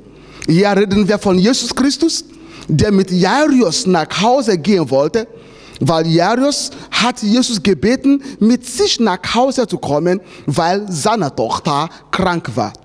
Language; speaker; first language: German; non-native, fluent; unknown